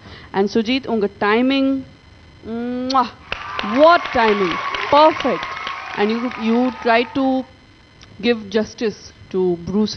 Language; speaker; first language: Tamil; non-native, local second language; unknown